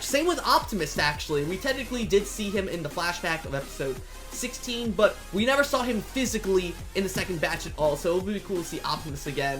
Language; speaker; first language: English; native; English